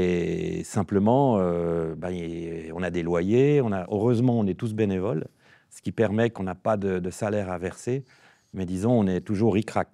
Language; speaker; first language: French; native; French